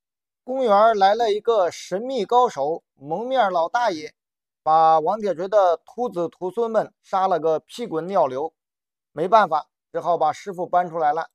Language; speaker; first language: Chinese; native; Chinese